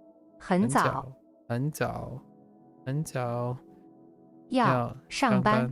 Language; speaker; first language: Chinese; non-native, learner; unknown